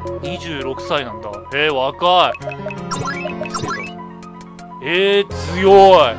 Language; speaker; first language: Japanese; native; Japanese